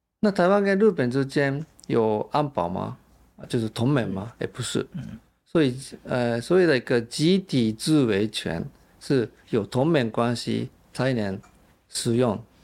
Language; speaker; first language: Chinese; non-native, fluent; Japanese